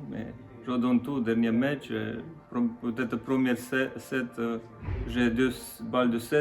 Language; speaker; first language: French; non-native, learner; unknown